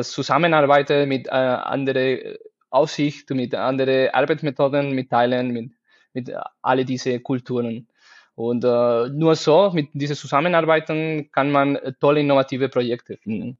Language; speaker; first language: German; non-native, learner; Spanish